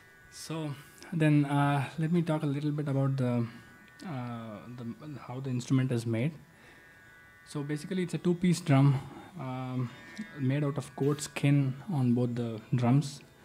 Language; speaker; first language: English; non-native, local second language; Kannada